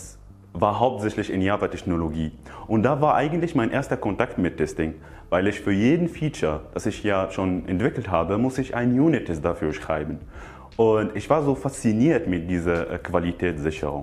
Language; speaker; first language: German; non-native, fluent; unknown